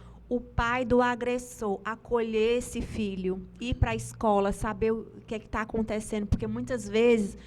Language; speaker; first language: Portuguese; native; Portuguese